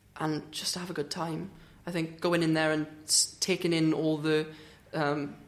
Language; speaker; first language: English; native; English